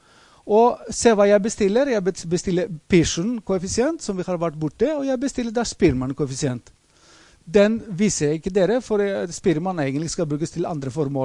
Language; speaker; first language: Norwegian; non-native, fluent; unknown